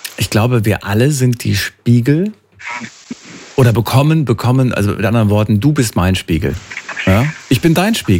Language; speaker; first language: German; native; German